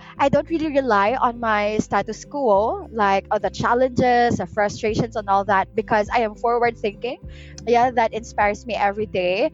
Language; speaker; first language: English; non-native, local second language; Cebuano